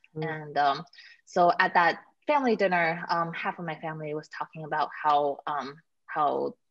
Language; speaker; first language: English; native; English